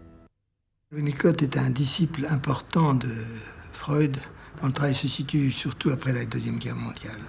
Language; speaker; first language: French; native; French